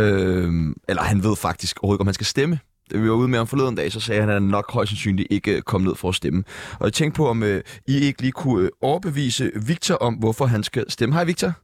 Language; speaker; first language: Danish; native; Danish